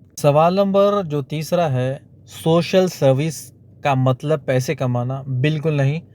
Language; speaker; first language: Urdu; native; Urdu